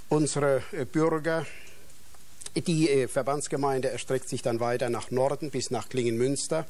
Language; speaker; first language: German; native; German